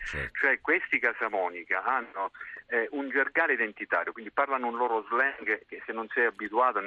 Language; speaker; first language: Italian; native; Italian